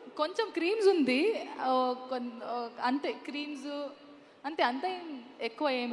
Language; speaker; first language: Telugu; non-native, learner; Kannada